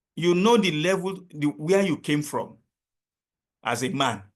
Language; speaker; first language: English; non-native, local second language; Yoruba